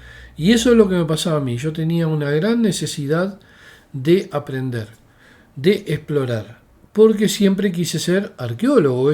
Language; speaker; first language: Spanish; native; Spanish